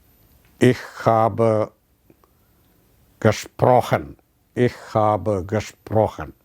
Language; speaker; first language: German; non-native, learner; Malayalam